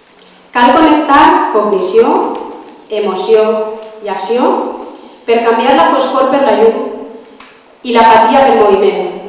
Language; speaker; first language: Catalan; native; Catalan